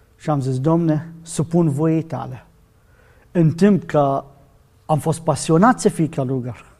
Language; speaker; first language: Romanian; non-native, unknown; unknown